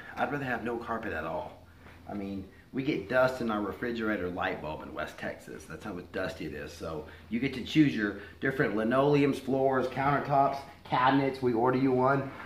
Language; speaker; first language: English; native; English